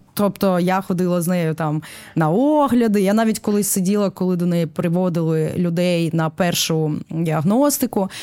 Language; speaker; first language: Ukrainian; native; Ukrainian